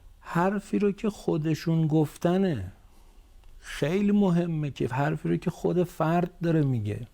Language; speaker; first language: Persian; native; Persian